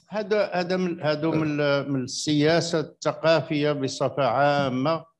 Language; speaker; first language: Arabic; native; Arabic